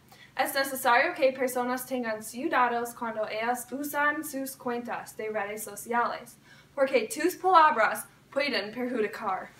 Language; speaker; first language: Spanish; non-native, learner; English